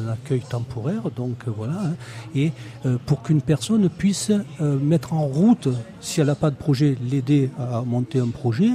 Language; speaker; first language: French; native; French